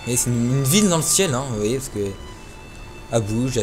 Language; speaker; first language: French; native; French